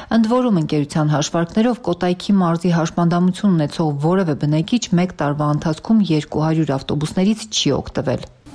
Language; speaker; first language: Armenian; native; Armenian